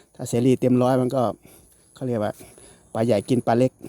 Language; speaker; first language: Thai; non-native, local second language; Northeastern Thai